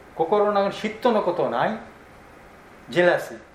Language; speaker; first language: Japanese; non-native, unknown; Bangla